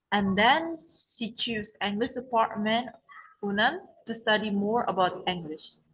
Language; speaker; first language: English; non-native, learner; Indonesian